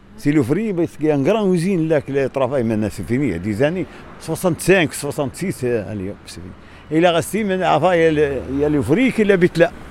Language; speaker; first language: French; non-native, local second language; Arabic